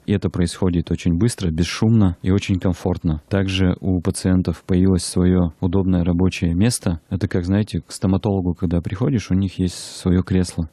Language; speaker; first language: Russian; native; Russian